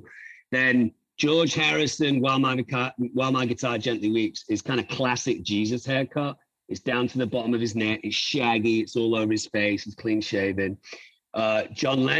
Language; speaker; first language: English; native; English